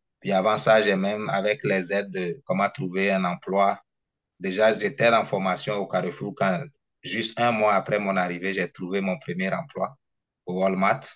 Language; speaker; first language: French; non-native, local second language; Ewe